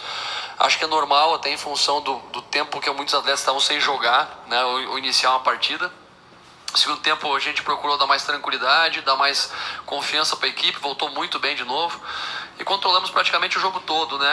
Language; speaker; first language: Portuguese; native; Portuguese